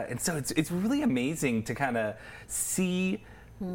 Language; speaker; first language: English; native; English